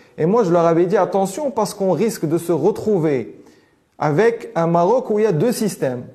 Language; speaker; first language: French; non-native, local second language; Arabic